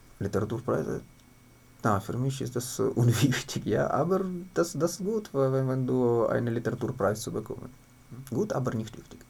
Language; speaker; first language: German; non-native, learner; Ukrainian